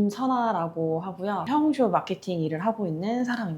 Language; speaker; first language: Korean; native; Korean